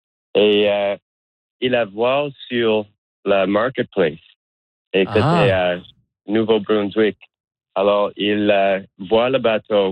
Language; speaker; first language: French; non-native, learner; English